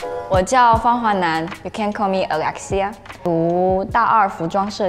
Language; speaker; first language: Chinese; native; Chinese